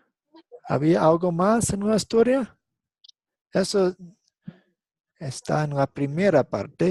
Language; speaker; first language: Spanish; non-native, fluent; English